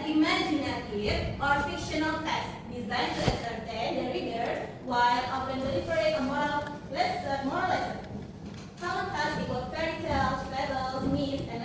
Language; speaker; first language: English; non-native, learner; Indonesian